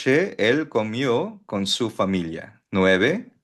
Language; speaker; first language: Spanish; non-native, fluent; Filipino